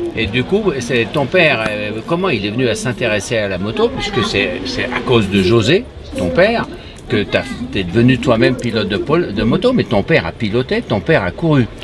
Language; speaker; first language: French; native; French